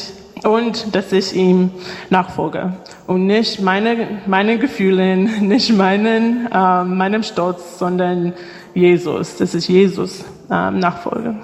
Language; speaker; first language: German; non-native, fluent; English